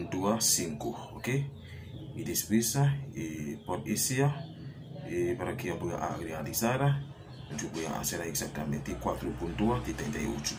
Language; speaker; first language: Spanish; non-native, learner; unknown